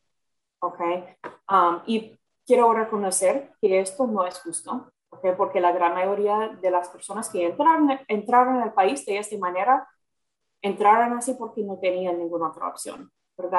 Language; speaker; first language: Spanish; non-native, fluent; English